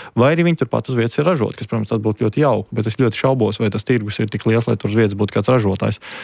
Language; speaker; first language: Latvian; native; Latvian